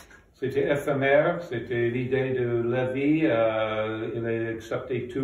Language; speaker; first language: French; non-native, fluent; English